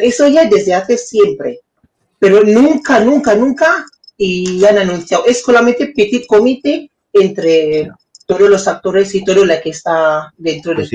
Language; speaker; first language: Spanish; non-native, fluent; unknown